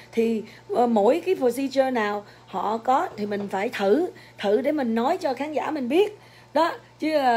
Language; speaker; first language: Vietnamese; early bilingual, other home language; English